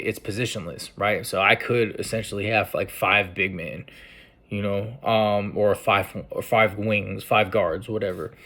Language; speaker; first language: English; native; English